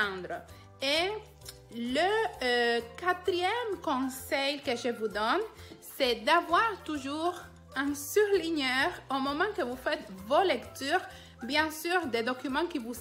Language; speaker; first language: French; non-native, fluent; Spanish